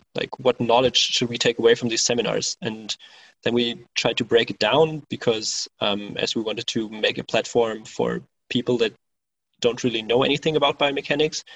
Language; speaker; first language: English; non-native, fluent; German